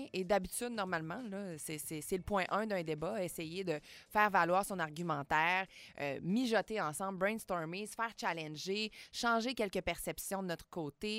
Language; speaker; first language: French; native; French